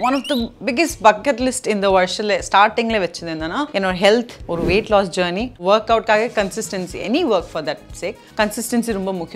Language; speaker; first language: Tamil; non-native, local second language; Assamese